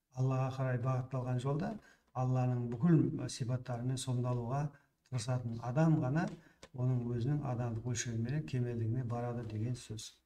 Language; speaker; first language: Kazakh; native; Kazakh